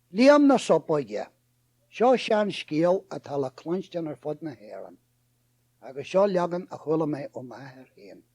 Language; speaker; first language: Irish; native; Irish